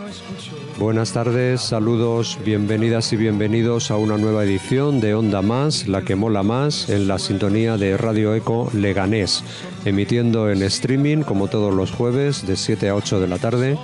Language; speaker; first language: Spanish; native; Spanish